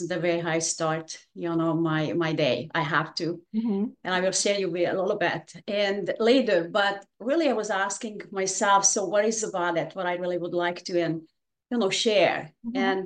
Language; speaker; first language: English; non-native, fluent; Hungarian